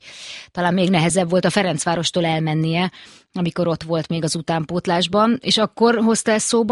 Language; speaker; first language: Hungarian; native; Hungarian